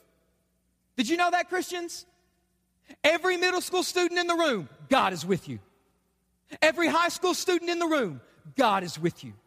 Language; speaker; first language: English; native; English